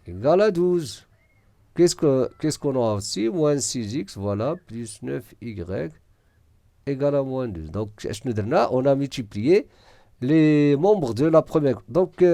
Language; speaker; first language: French; non-native, local second language; Arabic